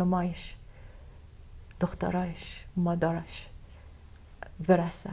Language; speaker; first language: Persian; non-native, fluent; Arabic